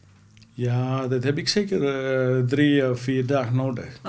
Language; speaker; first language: Dutch; non-native, fluent; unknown